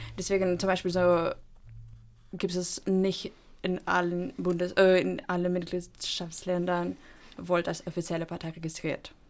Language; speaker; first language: German; non-native, fluent; Ukrainian